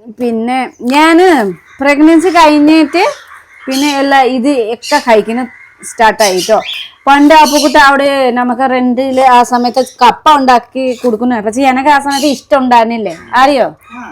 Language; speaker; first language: Malayalam; non-native, fluent; Nepali